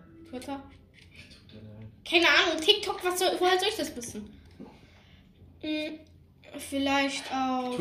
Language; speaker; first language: German; native; German